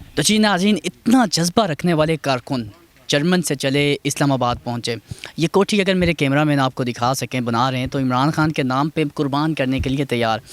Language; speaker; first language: Urdu; native; Urdu